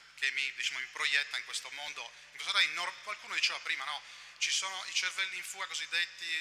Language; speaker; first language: Italian; native; Italian